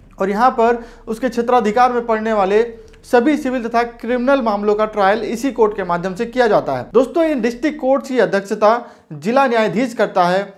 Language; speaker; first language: Hindi; native; Hindi